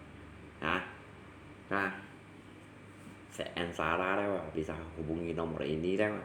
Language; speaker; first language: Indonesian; non-native, local second language; Hakka Chinese